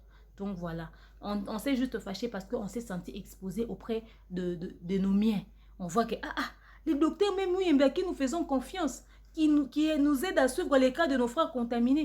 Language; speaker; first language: French; non-native, local second language; Lingala